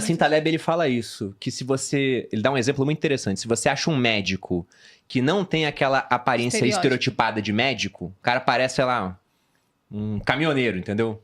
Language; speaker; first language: Portuguese; native; Portuguese